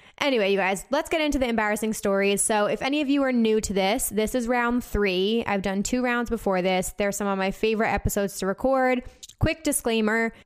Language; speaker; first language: English; native; English